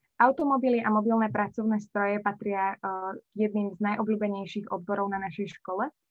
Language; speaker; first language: Slovak; native; Slovak